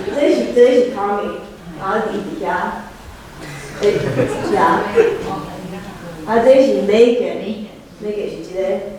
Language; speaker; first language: Chinese; early bilingual, heritage; Chinese